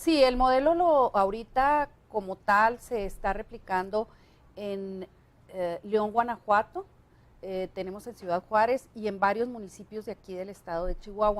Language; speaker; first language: Spanish; native; Spanish